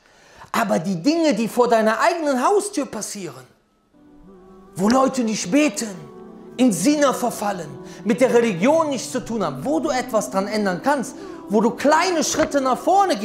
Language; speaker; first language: German; native; German